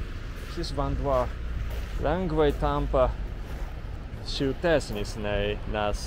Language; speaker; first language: Lithuanian; non-native, learner; Japanese